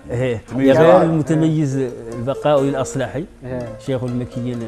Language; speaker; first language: Arabic; native; Arabic